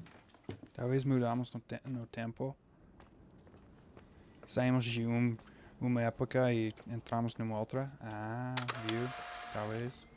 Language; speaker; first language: Portuguese; non-native, fluent; English